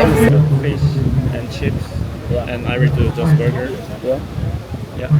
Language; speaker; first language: English; non-native, learner; Korean